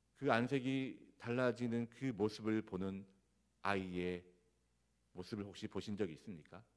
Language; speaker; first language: Korean; native; Korean